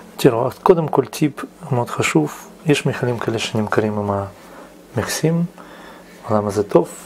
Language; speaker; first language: Hebrew; non-native, fluent; Russian